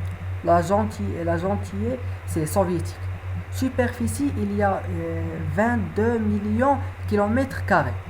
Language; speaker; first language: French; non-native, learner; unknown